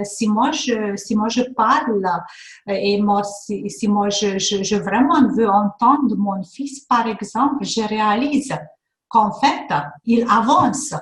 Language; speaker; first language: French; non-native, fluent; Hungarian